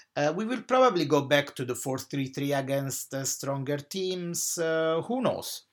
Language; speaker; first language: English; non-native, fluent; Italian